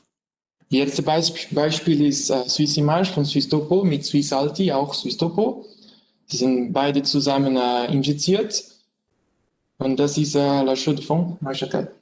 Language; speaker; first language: German; non-native, learner; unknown